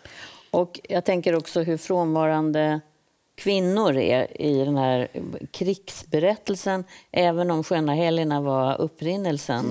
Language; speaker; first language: Swedish; native; Swedish